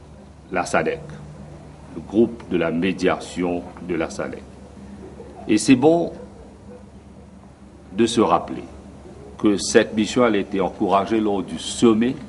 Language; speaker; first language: French; non-native, local second language; Morisyen